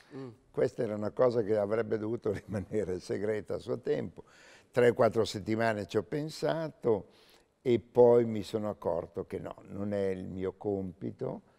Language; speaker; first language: Italian; native; Italian